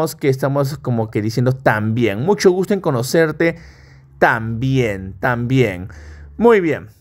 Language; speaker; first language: Spanish; native; Spanish